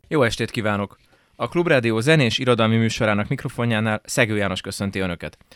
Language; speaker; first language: Hungarian; native; Hungarian